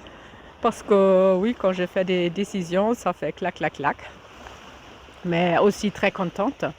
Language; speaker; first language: French; non-native, fluent; German